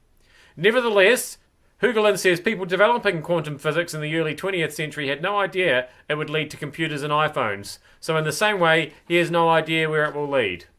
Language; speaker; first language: English; native; English